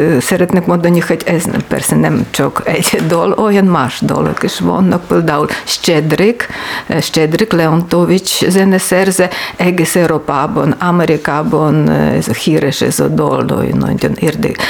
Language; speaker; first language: Hungarian; non-native, learner; Ukrainian